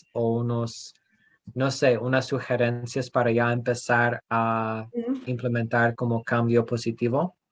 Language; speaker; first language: Spanish; non-native, fluent; English